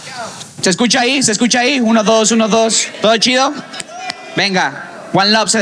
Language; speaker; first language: Spanish; native; Spanish